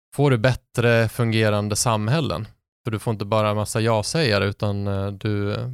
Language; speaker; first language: Swedish; native; Swedish